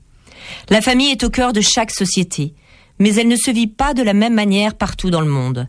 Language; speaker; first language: French; native; French